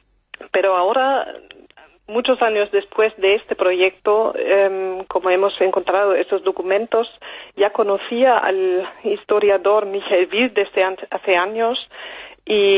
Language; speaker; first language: Spanish; non-native, fluent; German